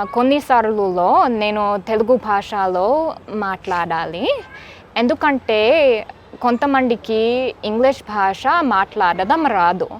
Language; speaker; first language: Telugu; non-native, learner; English